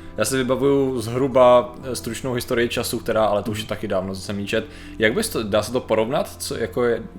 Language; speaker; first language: Czech; native; Czech